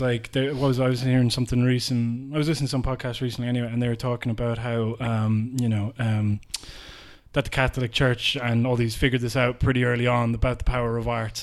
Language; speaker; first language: English; native; English